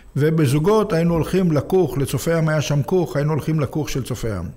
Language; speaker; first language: Hebrew; native; Hebrew